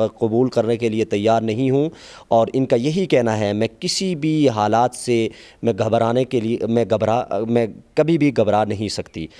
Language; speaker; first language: Urdu; non-native, local second language; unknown